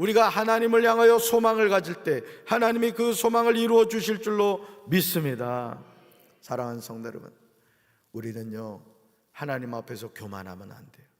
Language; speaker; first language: Korean; native; Korean